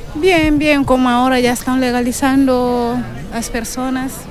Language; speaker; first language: Spanish; non-native, learner; Upper Guinea Crioulo